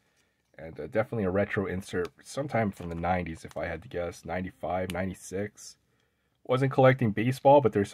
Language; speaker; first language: English; native; English